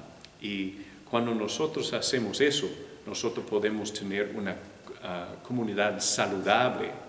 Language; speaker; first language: Spanish; non-native, fluent; English